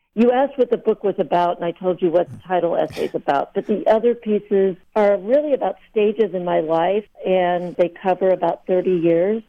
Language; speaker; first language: English; early bilingual, other home language; Lithuanian